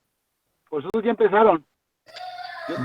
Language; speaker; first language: Spanish; native; Spanish